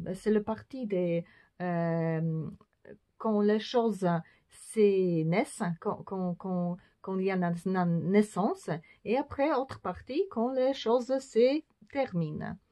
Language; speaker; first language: French; non-native, fluent; Polish